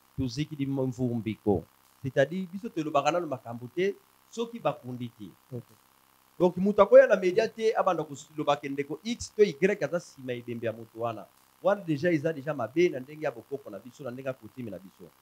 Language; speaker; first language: Lingala; non-native, local second language; Kongo